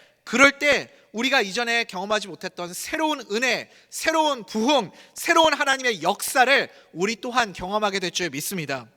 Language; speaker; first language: Korean; native; Korean